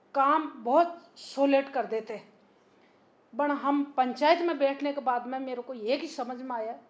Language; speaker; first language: Hindi; native; Hindi